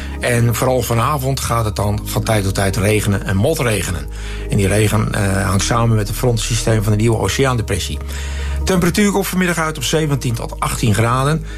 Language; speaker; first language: Dutch; native; Dutch